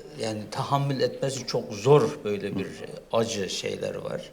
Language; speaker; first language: Turkish; non-native, fluent; Uyghur